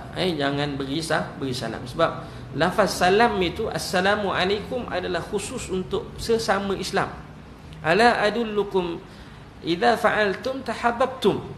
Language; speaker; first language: Malay; native; Malay